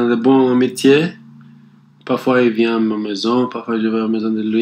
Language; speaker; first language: French; non-native, learner; Portuguese